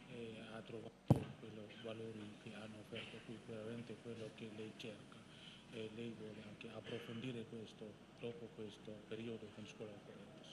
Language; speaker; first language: Italian; non-native, learner; Indonesian